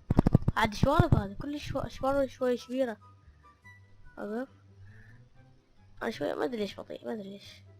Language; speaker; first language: Arabic; native; Arabic